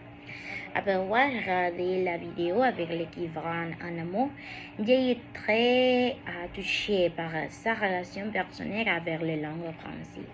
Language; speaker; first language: French; non-native, learner; Spanish